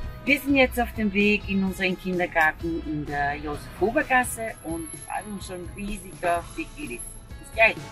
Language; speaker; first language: German; native; German